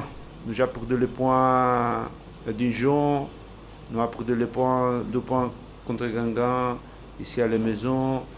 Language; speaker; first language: French; non-native, learner; Portuguese